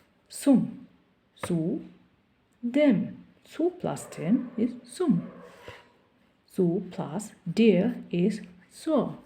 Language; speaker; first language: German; non-native, fluent; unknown